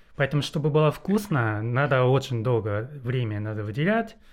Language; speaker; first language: Russian; non-native, fluent; Japanese